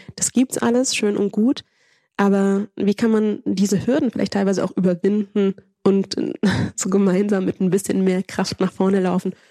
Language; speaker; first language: German; early bilingual, other home language; Spanish